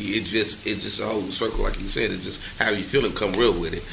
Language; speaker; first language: English; native; English